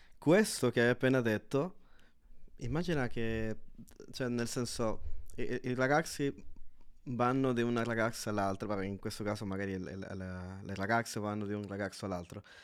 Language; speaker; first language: Italian; non-native, fluent; Spanish